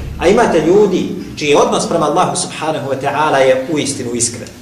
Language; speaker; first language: Bosnian; native; Bosnian